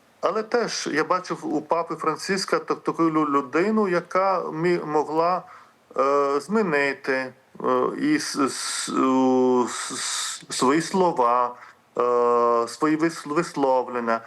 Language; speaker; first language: Ukrainian; non-native, fluent; Lithuanian